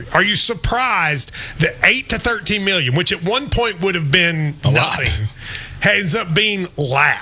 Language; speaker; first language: English; native; English